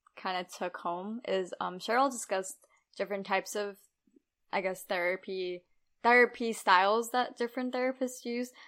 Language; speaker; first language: English; early bilingual, other home language; Urdu